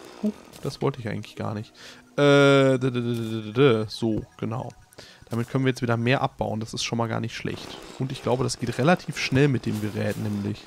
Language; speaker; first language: German; native; German